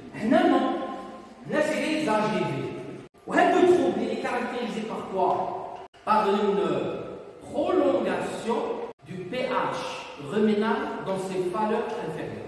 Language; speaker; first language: French; non-native, local second language; Arabic